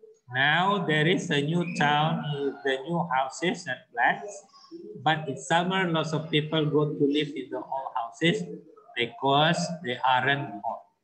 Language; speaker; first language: English; non-native, fluent; Indonesian